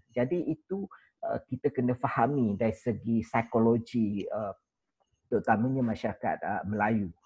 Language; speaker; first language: Malay; native; Malay